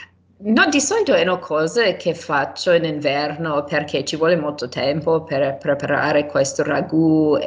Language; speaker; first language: Italian; non-native, fluent; English